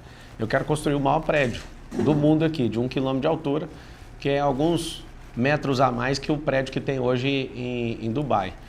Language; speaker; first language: Portuguese; native; Portuguese